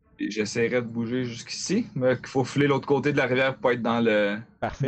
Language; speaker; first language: French; native; French